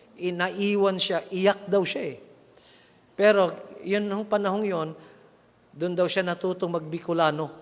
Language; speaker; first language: Filipino; non-native, local second language; Cebuano